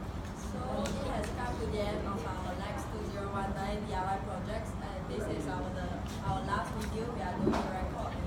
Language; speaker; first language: English; non-native, local second language; Malay